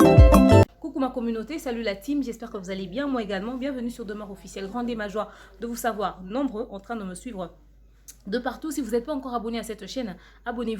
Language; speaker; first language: French; non-native, local second language; Lingala